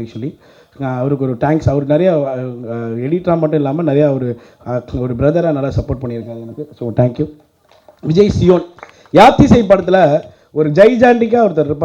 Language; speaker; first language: Tamil; native; Tamil